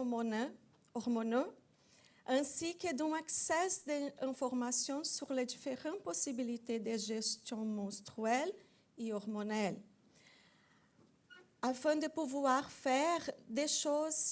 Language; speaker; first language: French; non-native, fluent; Portuguese